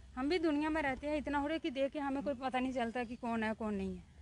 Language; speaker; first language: Hindi; native; Hindi